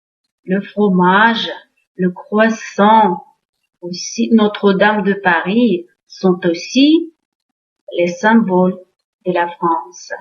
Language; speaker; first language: French; non-native, fluent; Uzbek